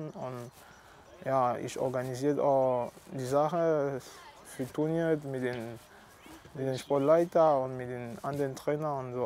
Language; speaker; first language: German; non-native, learner; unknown